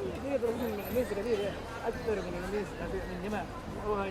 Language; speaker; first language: Arabic; non-native, learner; Indonesian